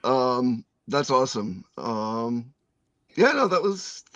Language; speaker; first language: English; native; English